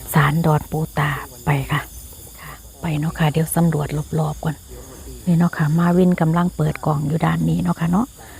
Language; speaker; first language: Thai; native; Thai